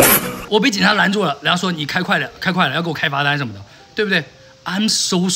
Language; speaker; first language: Chinese; native; Chinese